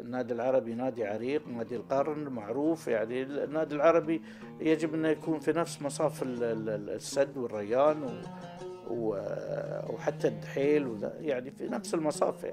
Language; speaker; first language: Arabic; native; Arabic